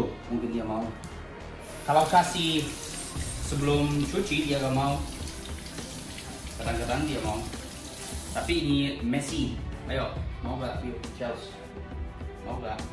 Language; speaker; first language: Indonesian; non-native, learner; English